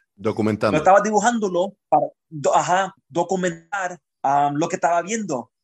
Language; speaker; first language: Spanish; early bilingual, heritage; Spanish